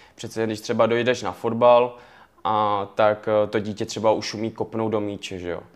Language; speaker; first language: Czech; native; Czech